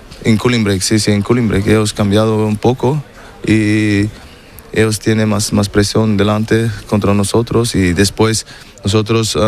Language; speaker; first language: Spanish; non-native, learner; German